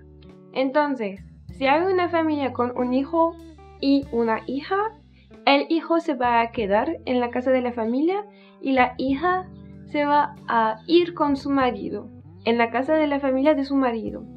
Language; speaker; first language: Spanish; non-native, learner; French